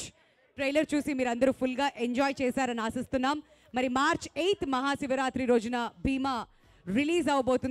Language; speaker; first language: Telugu; native; Telugu